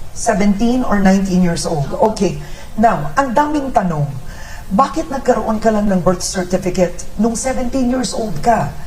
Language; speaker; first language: Filipino; native; Filipino